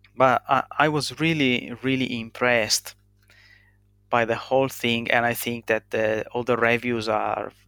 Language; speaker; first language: English; non-native, fluent; Italian